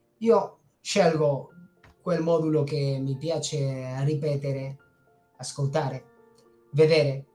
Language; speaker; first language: Italian; non-native, fluent; Spanish